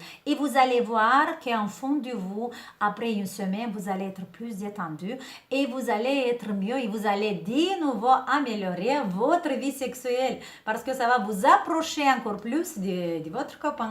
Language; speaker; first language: French; non-native, fluent; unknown